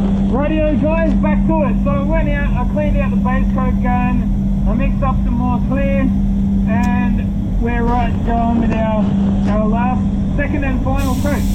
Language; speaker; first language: English; native; English